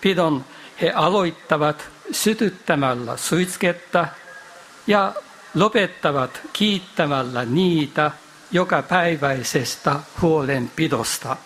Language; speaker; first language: Finnish; non-native, fluent; Japanese